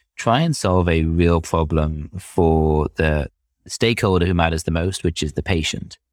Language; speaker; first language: English; native; English